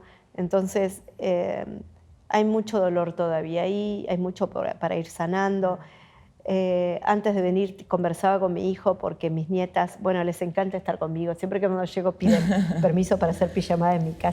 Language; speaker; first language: Spanish; native; Spanish